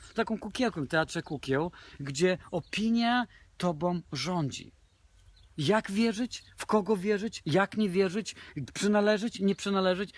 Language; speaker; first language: Polish; non-native, fluent; Romanian